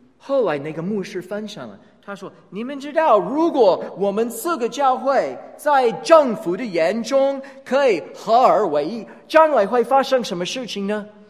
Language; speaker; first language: Chinese; non-native, fluent; English